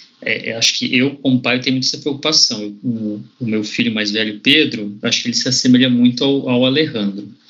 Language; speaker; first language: Portuguese; native; Portuguese